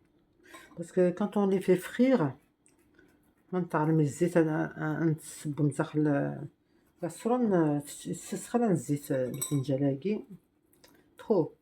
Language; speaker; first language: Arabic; non-native, local second language; Kabyle